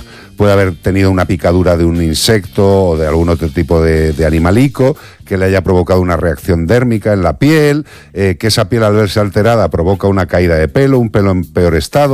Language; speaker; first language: Spanish; native; Spanish